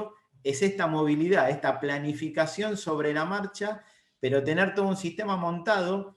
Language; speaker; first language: Spanish; native; Spanish